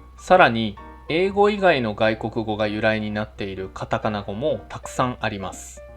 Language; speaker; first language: Japanese; native; Japanese